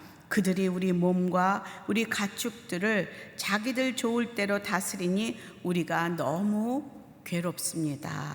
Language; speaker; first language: Korean; native; Korean